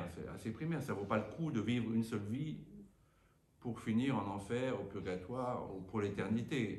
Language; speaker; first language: French; native; French